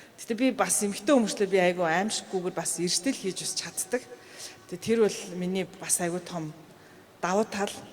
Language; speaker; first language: Mongolian; early bilingual, heritage; Mongolian